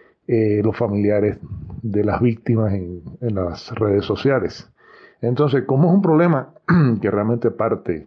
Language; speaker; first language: Spanish; native; Spanish